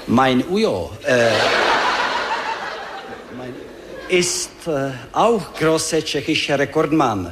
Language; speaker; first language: German; non-native, learner; Czech